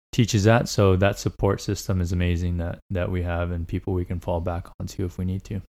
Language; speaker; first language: English; native; English